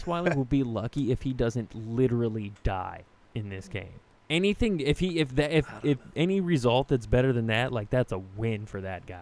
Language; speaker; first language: English; native; English